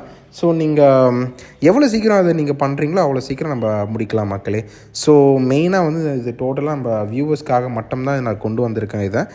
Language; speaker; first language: Tamil; native; Tamil